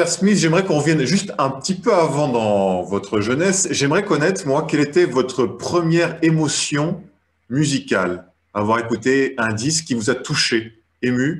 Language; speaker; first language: French; native; French